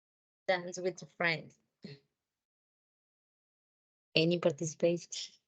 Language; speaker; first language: English; non-native, learner; Spanish